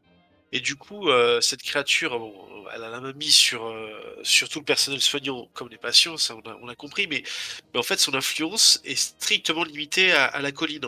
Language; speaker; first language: French; native; French